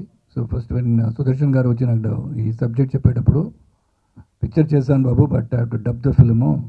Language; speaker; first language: Telugu; non-native, fluent; Tamil